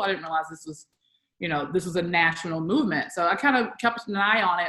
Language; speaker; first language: English; native; English